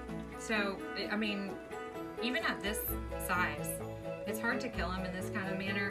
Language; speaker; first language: English; native; English